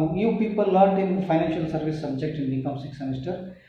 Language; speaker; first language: English; non-native, local second language; Kannada